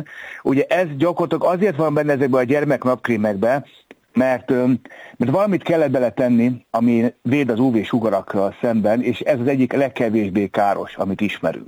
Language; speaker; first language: Hungarian; native; Hungarian